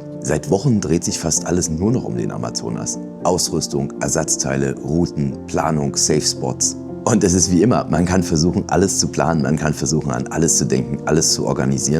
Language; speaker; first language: German; native; German